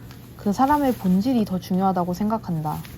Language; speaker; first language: Korean; native; Korean